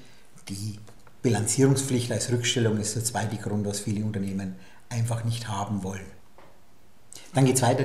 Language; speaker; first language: German; native; German